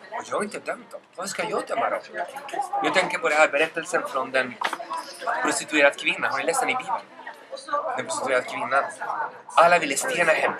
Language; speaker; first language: Swedish; non-native, fluent; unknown